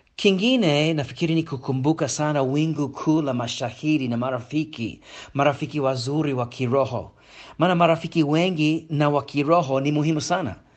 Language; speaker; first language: Swahili; non-native, fluent; English